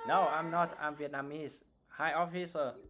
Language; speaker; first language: English; non-native, learner; Vietnamese